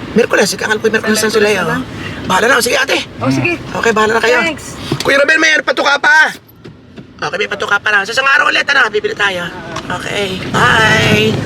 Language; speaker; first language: Filipino; native; Filipino